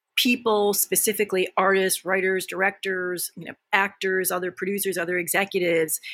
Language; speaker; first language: English; early bilingual, other home language; Japanese